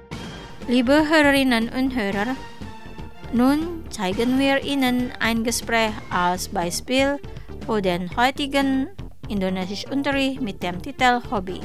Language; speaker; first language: German; non-native, learner; Indonesian